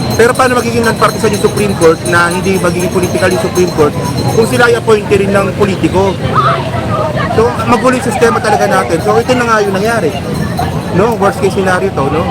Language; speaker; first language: Filipino; native; Filipino